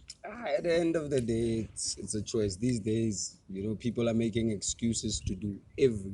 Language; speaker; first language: English; non-native, local second language; Tswana